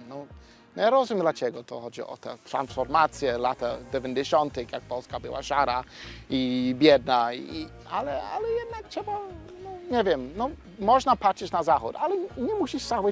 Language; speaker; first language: Polish; non-native, fluent; English